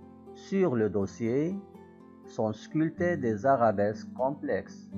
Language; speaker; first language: French; non-native, local second language; Arabic